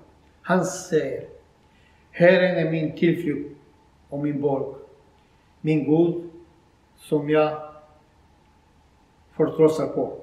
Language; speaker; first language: Swedish; non-native, fluent; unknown